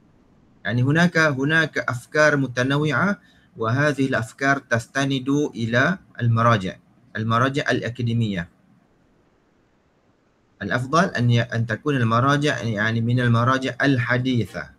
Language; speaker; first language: Arabic; non-native, fluent; Malay